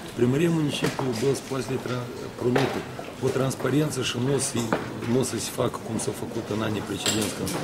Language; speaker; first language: Romanian; non-native, local second language; Russian